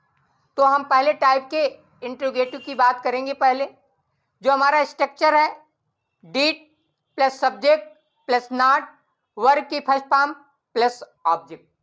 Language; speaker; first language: Hindi; native; Hindi